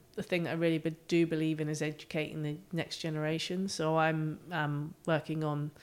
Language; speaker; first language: English; native; English